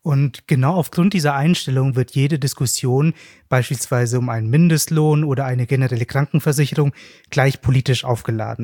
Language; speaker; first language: German; native; German